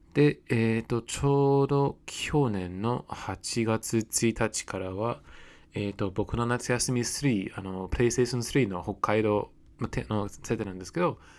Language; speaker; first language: Japanese; non-native, fluent; English